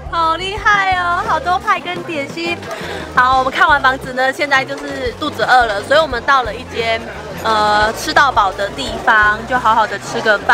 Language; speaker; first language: Chinese; native; Chinese